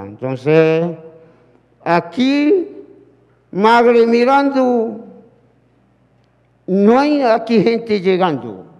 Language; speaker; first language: Spanish; non-native, learner; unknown